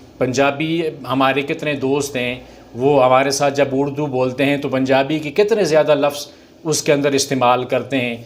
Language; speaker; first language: Urdu; native; Urdu